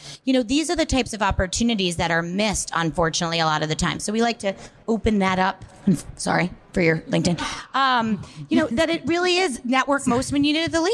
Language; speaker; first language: English; native; English